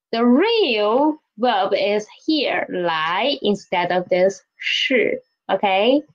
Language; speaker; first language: English; non-native, fluent; Chinese